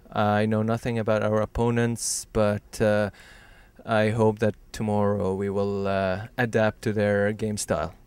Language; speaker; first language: English; non-native, fluent; Arabic